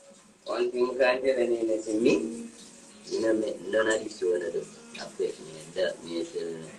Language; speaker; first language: English; native; English